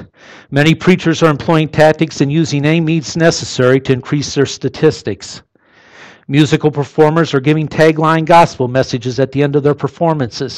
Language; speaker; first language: English; native; English